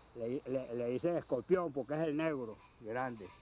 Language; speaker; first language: Spanish; native; Spanish